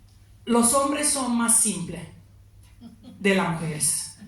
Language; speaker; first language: Spanish; non-native, learner; Italian